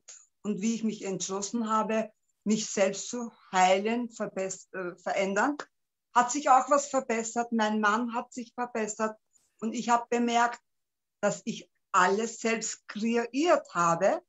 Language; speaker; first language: German; non-native, local second language; Turkish